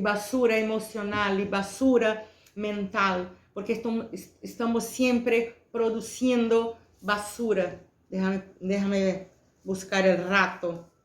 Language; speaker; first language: Spanish; non-native, fluent; Portuguese